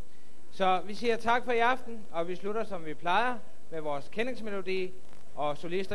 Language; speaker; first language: Danish; native; Danish